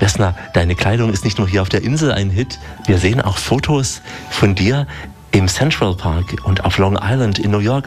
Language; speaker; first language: German; native; German